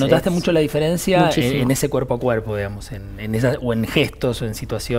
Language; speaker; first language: Spanish; native; Spanish